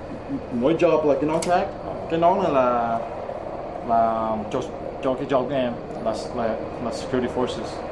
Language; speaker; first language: Vietnamese; early bilingual, heritage; Vietnamese